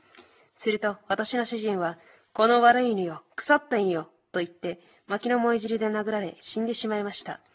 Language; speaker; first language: Japanese; native; Japanese